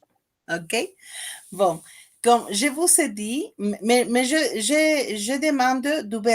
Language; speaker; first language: French; non-native, fluent; Spanish